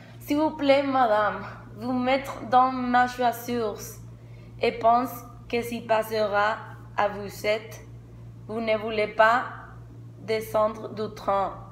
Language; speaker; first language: French; non-native, learner; Spanish